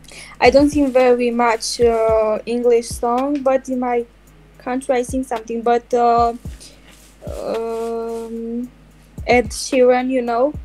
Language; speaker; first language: English; non-native, learner; Romanian